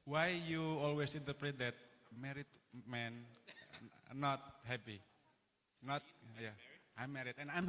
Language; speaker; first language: English; non-native, learner; Indonesian